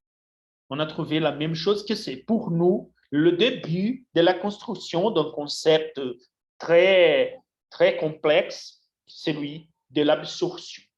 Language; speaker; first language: French; non-native, fluent; Portuguese